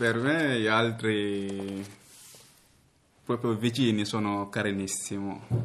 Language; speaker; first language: Italian; non-native, learner; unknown